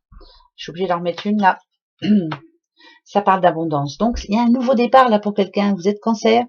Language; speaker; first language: French; native; French